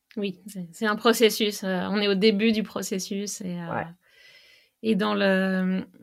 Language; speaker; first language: French; native; French